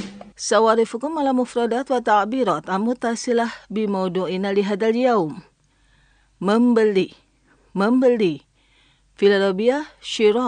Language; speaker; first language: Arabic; non-native, fluent; Indonesian